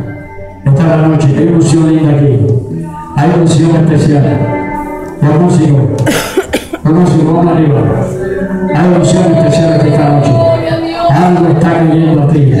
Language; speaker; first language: Spanish; native; Spanish